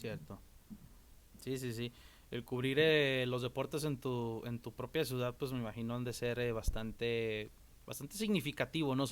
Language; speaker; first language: Spanish; native; Spanish